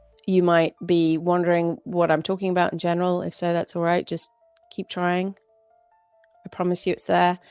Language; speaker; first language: English; native; English